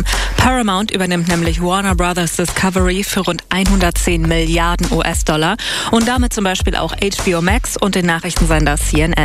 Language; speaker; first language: German; native; German